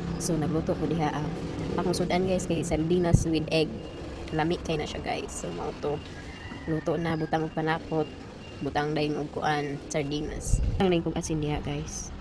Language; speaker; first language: Cebuano; native; Cebuano